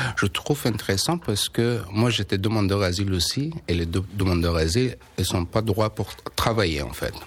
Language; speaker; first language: French; non-native, learner; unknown